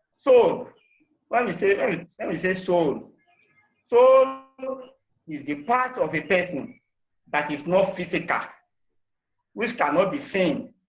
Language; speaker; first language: English; non-native, local second language; Yoruba